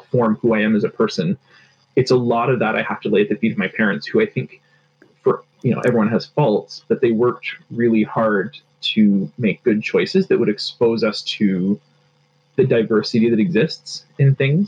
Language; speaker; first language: English; native; English